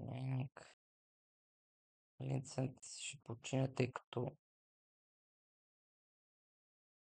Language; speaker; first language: Bulgarian; native; Bulgarian